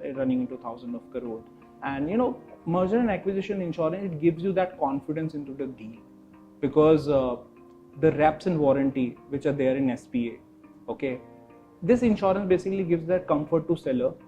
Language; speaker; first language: English; non-native, local second language; Hindi